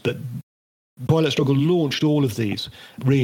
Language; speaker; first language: English; native; English